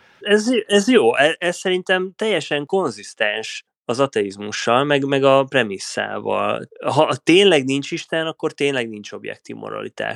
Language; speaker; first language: Hungarian; native; Hungarian